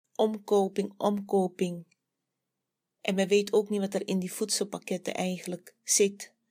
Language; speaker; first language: Dutch; native; Dutch